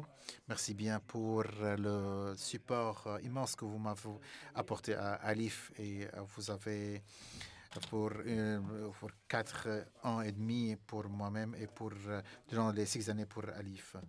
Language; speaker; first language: French; non-native, fluent; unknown